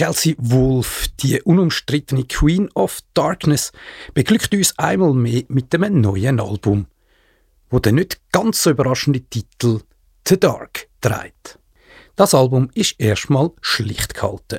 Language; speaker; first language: German; native; German